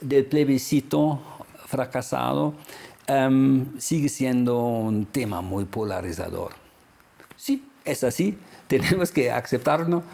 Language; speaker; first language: Spanish; non-native, fluent; German